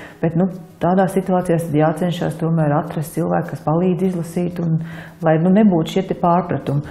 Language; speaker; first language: Latvian; non-native, local second language; Russian